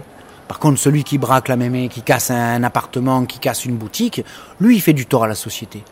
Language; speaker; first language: French; native; French